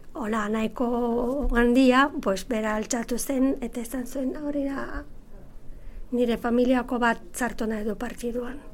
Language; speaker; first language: Basque; non-native, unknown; Bulgarian